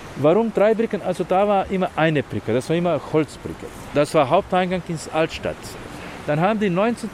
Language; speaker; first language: German; non-native, fluent; Slovenian